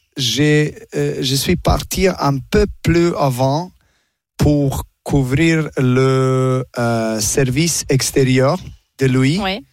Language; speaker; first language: French; non-native, learner; Serbian